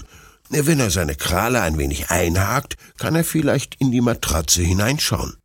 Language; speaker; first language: German; native; German